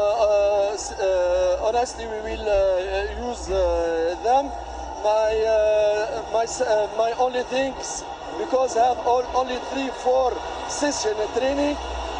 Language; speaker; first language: English; non-native, learner; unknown